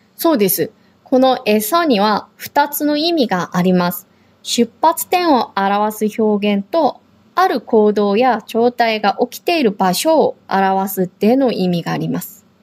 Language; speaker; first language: Japanese; non-native, fluent; Korean